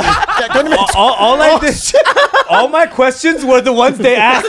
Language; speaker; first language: English; early bilingual, other home language; Korean